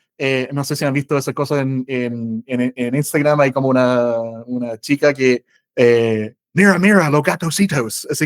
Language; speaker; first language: Spanish; non-native, fluent; English